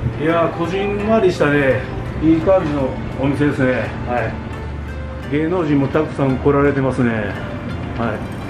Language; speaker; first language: Japanese; native; Japanese